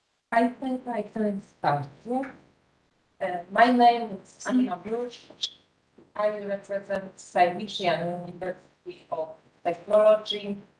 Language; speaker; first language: English; non-native, fluent; Polish